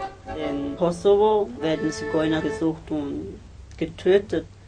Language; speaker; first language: German; early bilingual, other home language; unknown